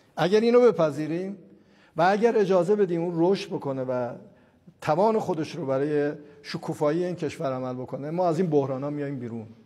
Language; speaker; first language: Persian; non-native, local second language; Azerbaijani